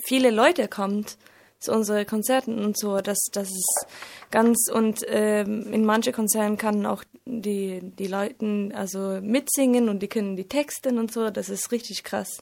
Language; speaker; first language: German; non-native, fluent; Swedish